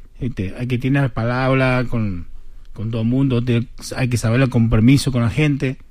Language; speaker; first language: Spanish; non-native, learner; Chinese